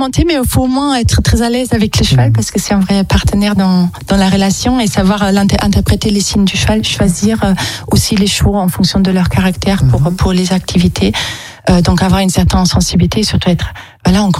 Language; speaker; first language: French; non-native, fluent; German